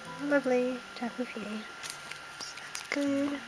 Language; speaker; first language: English; native; English